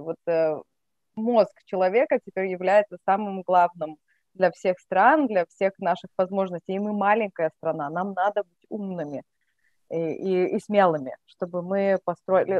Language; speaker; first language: Russian; native; Russian